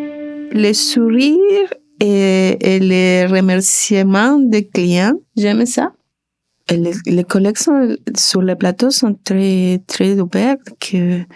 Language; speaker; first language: French; non-native, learner; Spanish